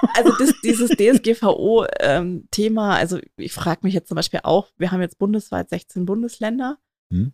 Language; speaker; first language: German; native; German